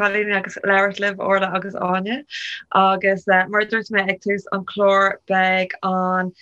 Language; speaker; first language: Irish; non-native, local second language; English